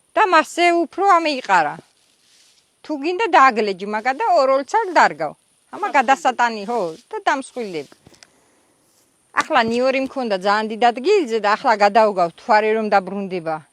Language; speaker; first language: Georgian; native; Georgian